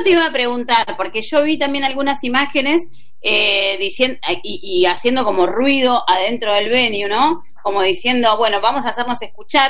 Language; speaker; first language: Spanish; native; Spanish